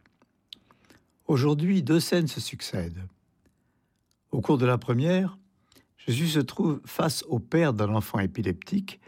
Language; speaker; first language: French; native; French